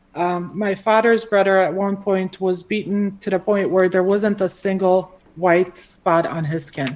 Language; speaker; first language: English; early bilingual, other home language; Croatian